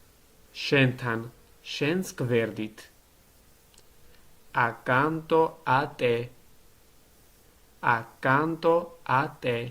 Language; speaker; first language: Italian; non-native, learner; Georgian